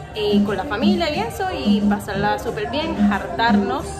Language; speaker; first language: Spanish; early bilingual, heritage; Spanish